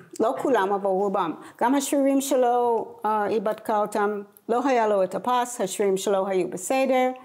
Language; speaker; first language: Hebrew; non-native, fluent; English